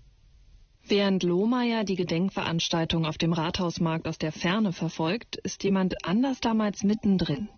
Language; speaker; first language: German; native; German